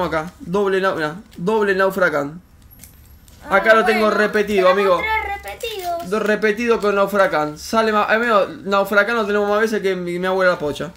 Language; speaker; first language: Spanish; native; Spanish